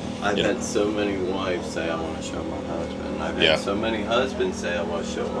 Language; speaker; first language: English; native; English